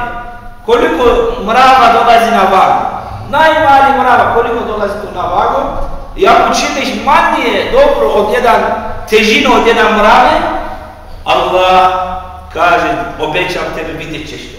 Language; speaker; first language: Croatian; non-native, fluent; Turkish